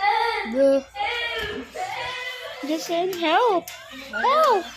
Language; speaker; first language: English; non-native, local second language; Filipino